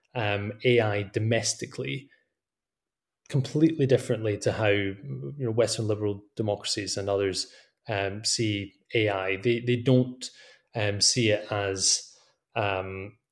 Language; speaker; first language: English; native; English